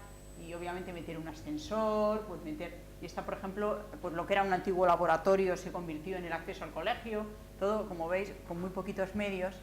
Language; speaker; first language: Spanish; native; Spanish